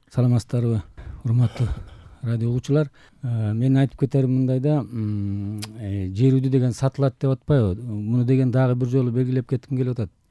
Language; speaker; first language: Kyrgyz; native; Kyrgyz